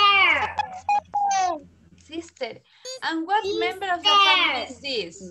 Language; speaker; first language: English; non-native, learner; Spanish